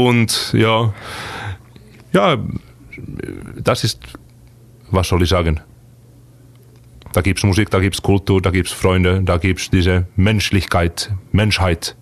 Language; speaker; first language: German; non-native, fluent; Finnish